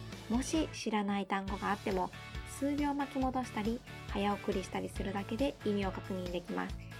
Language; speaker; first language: Japanese; native; Japanese